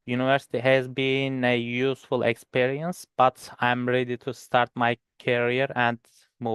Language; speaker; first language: English; non-native, learner; Turkish